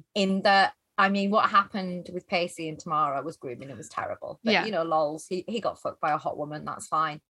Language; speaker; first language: English; native; English